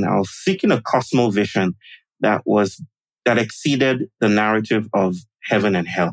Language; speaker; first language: English; non-native, local second language; Yoruba